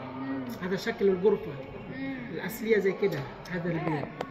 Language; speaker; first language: Arabic; non-native, fluent; Indonesian